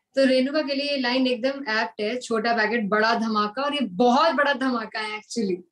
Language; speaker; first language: Hindi; non-native, local second language; Punjabi